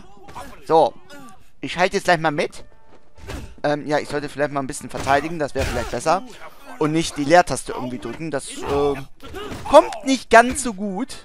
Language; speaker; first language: German; native; German